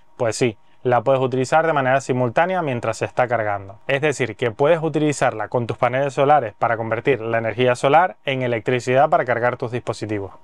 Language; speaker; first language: Spanish; native; Spanish